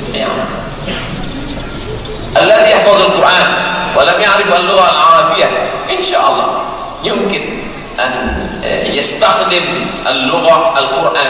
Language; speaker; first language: Arabic; non-native, fluent; Indonesian